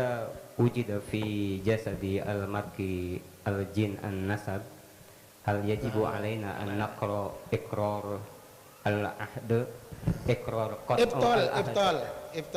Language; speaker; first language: Arabic; non-native, learner; Indonesian